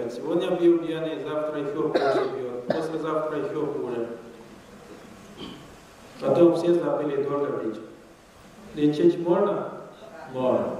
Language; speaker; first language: Russian; non-native, learner; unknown